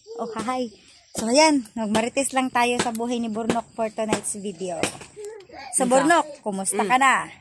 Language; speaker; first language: Filipino; non-native, local second language; Cebuano